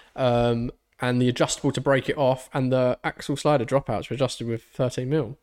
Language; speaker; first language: English; native; English